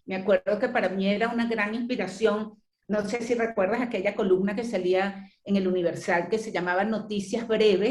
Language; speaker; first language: Spanish; native; Spanish